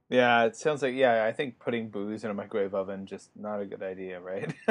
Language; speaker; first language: English; native; English